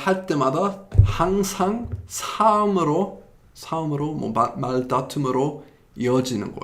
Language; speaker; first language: Korean; non-native, fluent; English